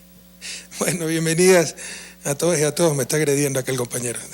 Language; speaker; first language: Spanish; native; Spanish